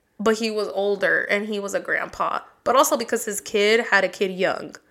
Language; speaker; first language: English; early bilingual, other home language; Spanish